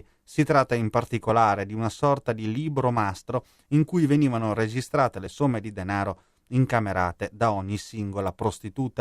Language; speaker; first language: Italian; native; Italian